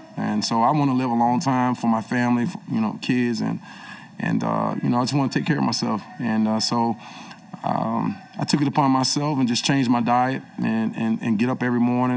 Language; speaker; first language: English; native; English